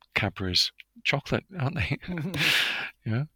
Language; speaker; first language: English; native; English